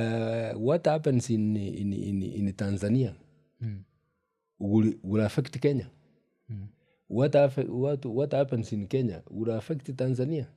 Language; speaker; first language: English; non-native, local second language; Gusii